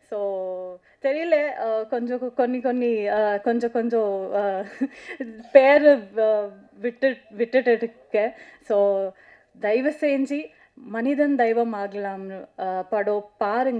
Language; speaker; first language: Tamil; non-native, learner; Kannada